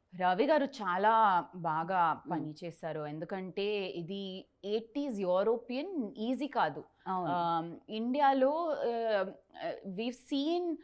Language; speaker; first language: Telugu; non-native, learner; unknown